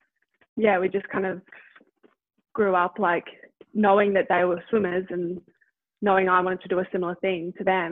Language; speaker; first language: English; native; English